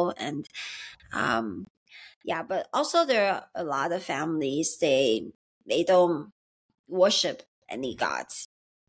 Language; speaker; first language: English; early bilingual, other home language; Chinese